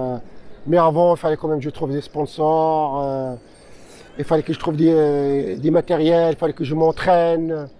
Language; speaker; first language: French; non-native, local second language; Arabic